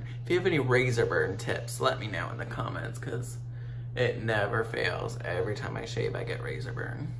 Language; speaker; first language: English; native; English